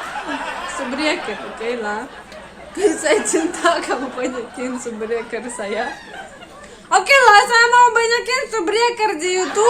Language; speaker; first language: Indonesian; non-native, learner; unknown